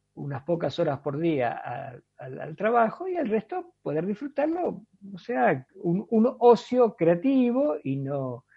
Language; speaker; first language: Spanish; native; Spanish